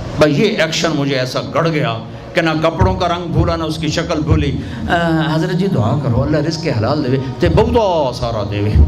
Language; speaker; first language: Urdu; non-native, local second language; Punjabi